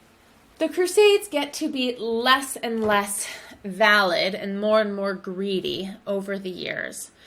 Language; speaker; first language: English; native; English